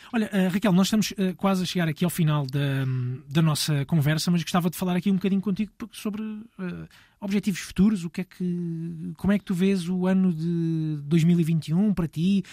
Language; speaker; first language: Portuguese; native; Portuguese